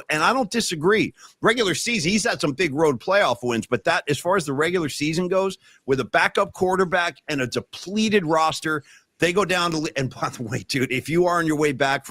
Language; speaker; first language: English; native; English